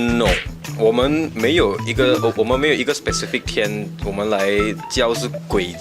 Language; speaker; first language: Chinese; non-native, local second language; Tamil